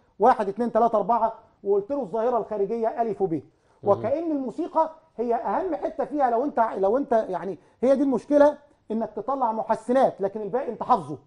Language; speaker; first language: Arabic; native; Arabic